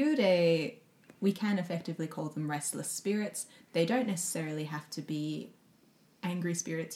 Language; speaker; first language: English; native; English